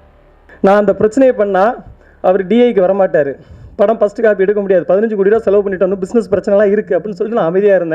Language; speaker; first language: Tamil; native; Tamil